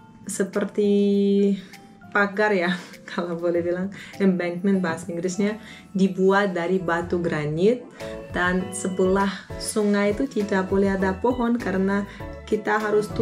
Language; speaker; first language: Indonesian; non-native, fluent; Russian